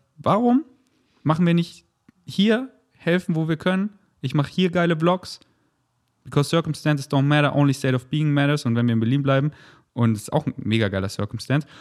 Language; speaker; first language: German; native; German